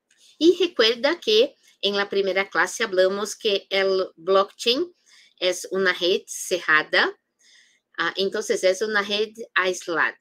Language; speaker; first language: Spanish; non-native, fluent; Portuguese